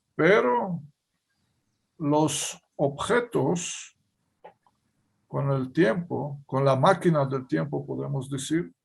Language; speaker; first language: Spanish; non-native, fluent; Hebrew